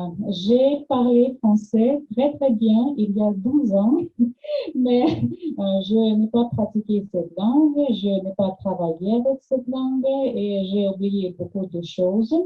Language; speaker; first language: French; non-native, fluent; Russian